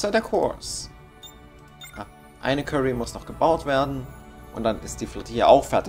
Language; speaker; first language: German; native; German